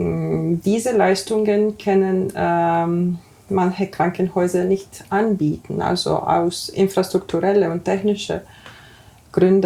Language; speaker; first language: German; non-native, fluent; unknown